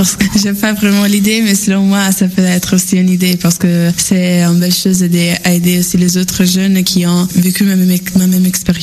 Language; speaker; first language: French; non-native, fluent; Italian